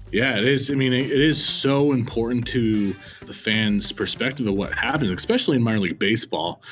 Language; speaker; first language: English; native; English